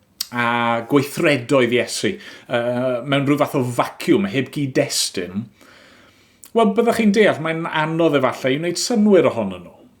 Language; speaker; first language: Welsh; native; Welsh